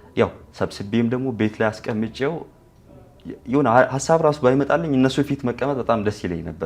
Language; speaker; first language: Amharic; non-native, local second language; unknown